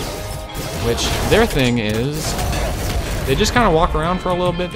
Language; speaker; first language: English; native; English